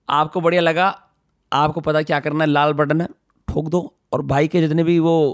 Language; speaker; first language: Hindi; native; Hindi